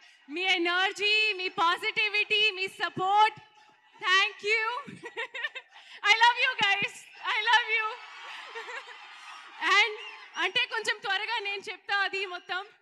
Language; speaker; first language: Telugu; non-native, learner; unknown